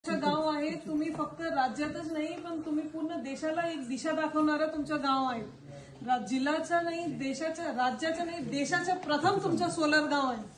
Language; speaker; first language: Marathi; non-native, fluent; Tamil